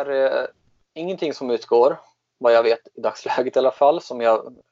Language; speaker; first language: Swedish; native; Swedish